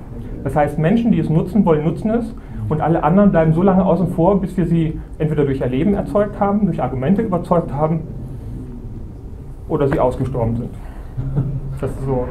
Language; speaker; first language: German; native; German